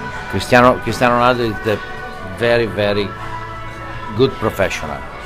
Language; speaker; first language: English; non-native, learner; Italian